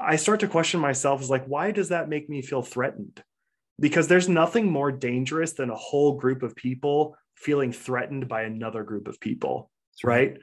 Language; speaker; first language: English; native; English